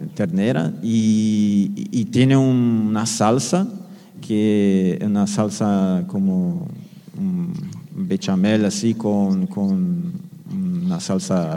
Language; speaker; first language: Spanish; non-native, fluent; Portuguese